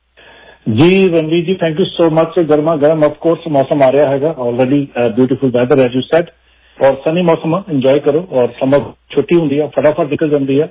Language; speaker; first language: Hindi; non-native, local second language; Punjabi